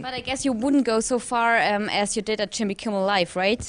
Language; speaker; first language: English; non-native, fluent; German